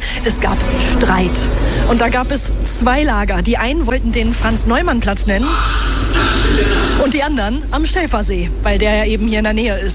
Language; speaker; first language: German; native; German